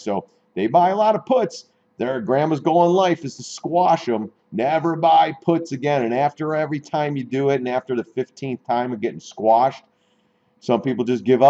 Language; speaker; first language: English; native; English